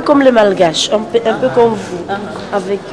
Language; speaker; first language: French; non-native, local second language; Comorian